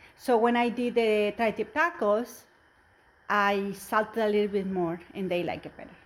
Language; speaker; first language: English; non-native, fluent; Spanish